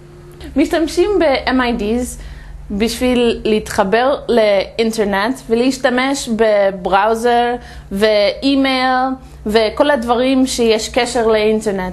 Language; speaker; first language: Hebrew; non-native, fluent; English